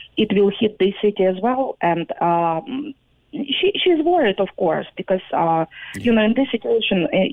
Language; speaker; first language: English; non-native, fluent; Ukrainian